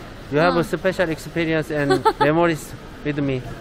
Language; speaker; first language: English; non-native, learner; Korean